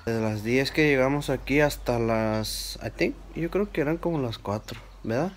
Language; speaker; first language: Spanish; early bilingual, heritage; Spanish